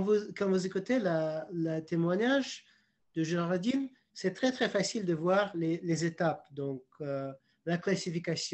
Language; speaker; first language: French; non-native, fluent; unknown